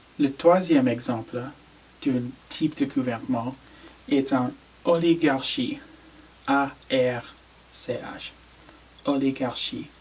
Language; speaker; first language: French; non-native, learner; English